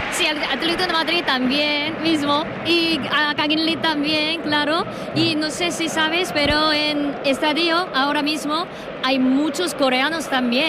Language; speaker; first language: Spanish; non-native, learner; Korean